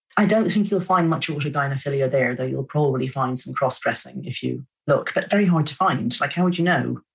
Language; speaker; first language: English; native; English